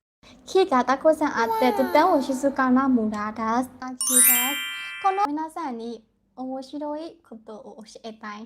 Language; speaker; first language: Japanese; non-native, learner; Burmese